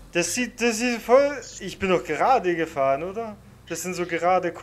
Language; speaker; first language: German; native; German